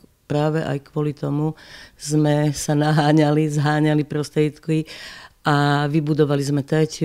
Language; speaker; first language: Slovak; native; Slovak